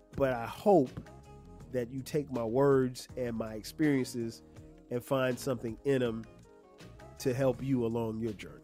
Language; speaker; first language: English; native; English